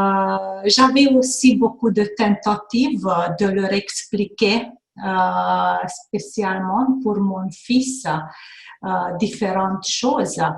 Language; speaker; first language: French; non-native, fluent; Hungarian